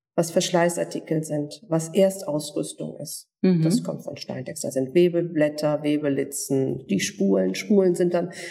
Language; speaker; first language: German; non-native, fluent; Turkish